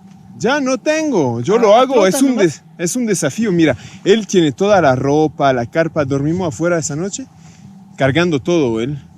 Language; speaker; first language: Spanish; non-native, fluent; French